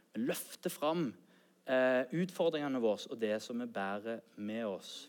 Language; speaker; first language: Norwegian; native; Norwegian